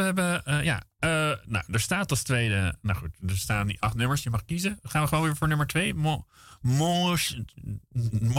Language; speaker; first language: Dutch; native; Dutch